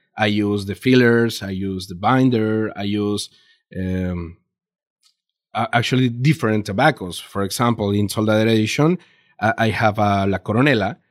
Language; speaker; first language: English; non-native, learner; Spanish